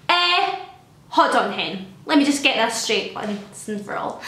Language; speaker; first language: English; native; English